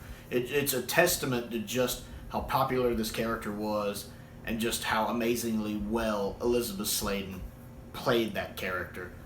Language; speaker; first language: English; native; English